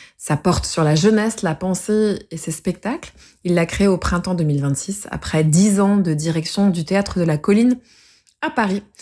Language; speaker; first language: French; native; French